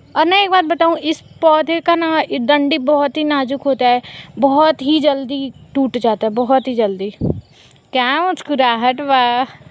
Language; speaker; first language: Hindi; native; Hindi